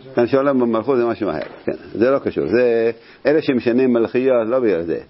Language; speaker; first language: Hebrew; native; Hebrew